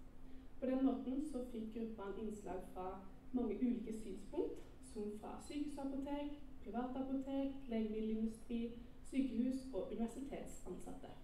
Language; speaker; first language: Norwegian; native; Norwegian